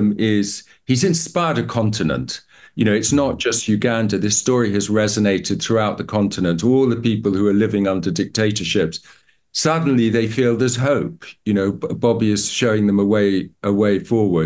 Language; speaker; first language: English; native; English